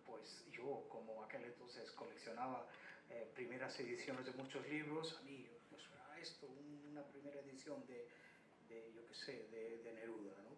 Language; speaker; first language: Spanish; non-native, fluent; Bangla